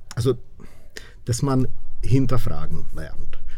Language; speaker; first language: German; non-native, fluent; Czech